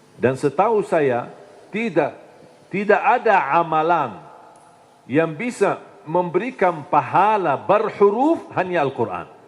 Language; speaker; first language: Indonesian; non-native, fluent; Arabic